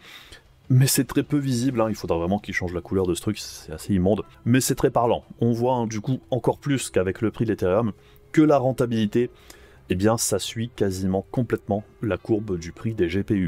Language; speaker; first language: French; native; French